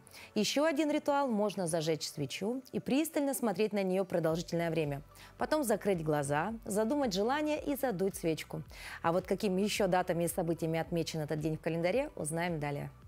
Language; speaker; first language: Russian; native; Russian